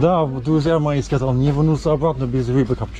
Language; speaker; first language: Russian; non-native, learner; English